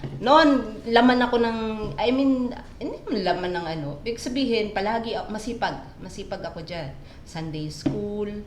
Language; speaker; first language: Filipino; native; Filipino